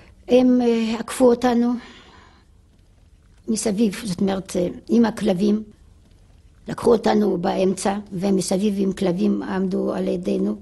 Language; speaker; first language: Hebrew; non-native, fluent; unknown